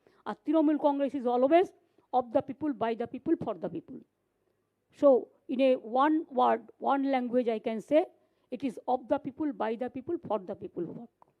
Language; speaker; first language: English; non-native, local second language; Bangla